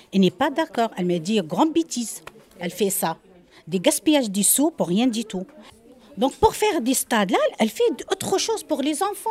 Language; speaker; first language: French; non-native, learner; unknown